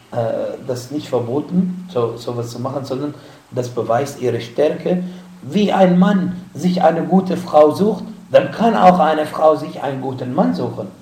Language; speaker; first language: German; non-native, fluent; Arabic